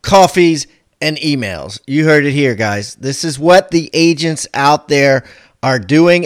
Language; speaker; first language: English; native; English